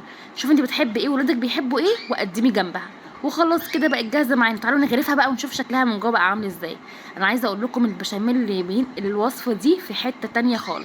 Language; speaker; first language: Arabic; native; Arabic